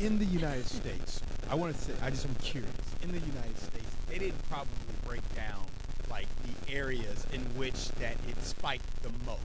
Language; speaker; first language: English; native; English